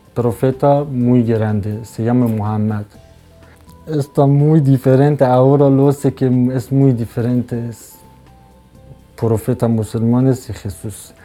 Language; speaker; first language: Spanish; non-native, learner; Persian